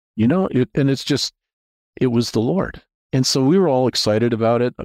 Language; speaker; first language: English; native; English